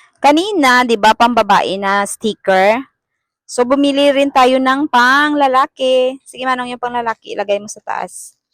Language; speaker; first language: Filipino; non-native, local second language; Cebuano